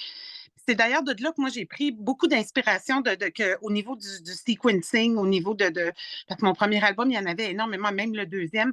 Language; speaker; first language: French; native; French